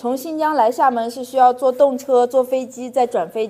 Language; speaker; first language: Chinese; native; Chinese